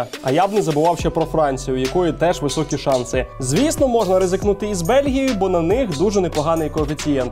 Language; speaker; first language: Ukrainian; native; Ukrainian